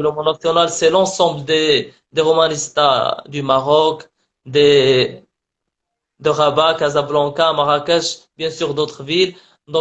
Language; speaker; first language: French; non-native, local second language; Arabic